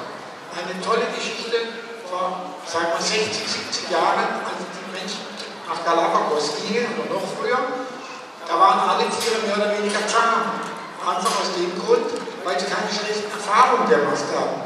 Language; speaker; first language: German; native; German